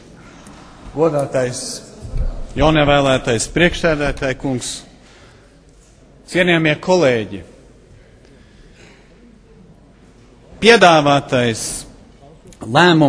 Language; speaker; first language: Latvian; early bilingual, heritage; Latvian